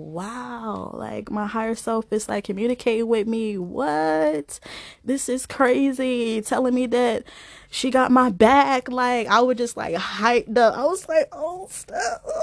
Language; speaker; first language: English; native; English